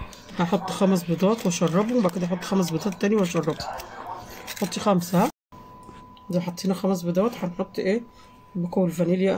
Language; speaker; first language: Arabic; native; Arabic